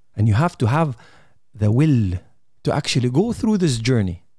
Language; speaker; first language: English; non-native, local second language; Arabic